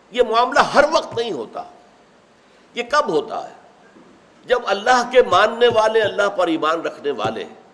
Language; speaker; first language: Urdu; native; Urdu